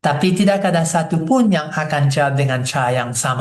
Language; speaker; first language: Indonesian; non-native, fluent; English